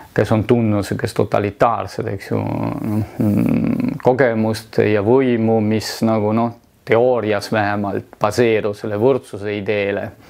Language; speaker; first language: Estonian; non-native, fluent; Italian